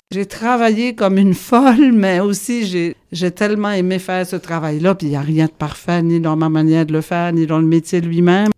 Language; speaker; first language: French; native; French